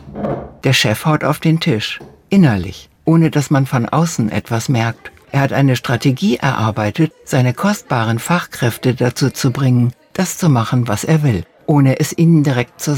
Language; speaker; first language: German; native; German